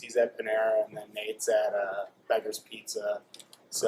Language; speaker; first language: English; native; English